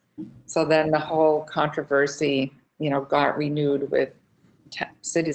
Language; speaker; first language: English; native; English